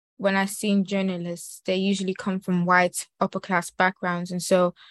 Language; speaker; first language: English; native; English